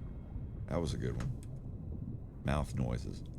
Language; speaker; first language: English; native; English